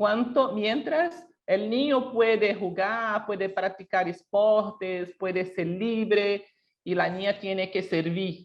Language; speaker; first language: Spanish; non-native, local second language; Portuguese